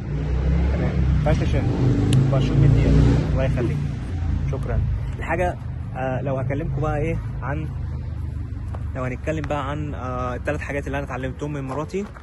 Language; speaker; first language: Arabic; native; Arabic